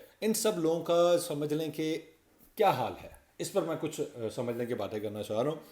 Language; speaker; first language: Urdu; non-native, local second language; Punjabi